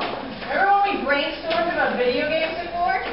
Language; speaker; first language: English; native; English